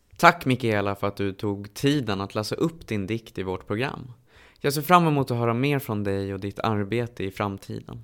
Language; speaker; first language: Swedish; native; Swedish